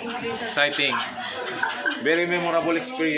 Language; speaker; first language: English; non-native, local second language; Filipino